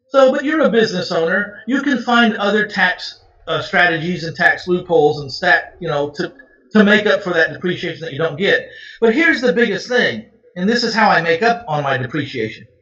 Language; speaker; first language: English; native; English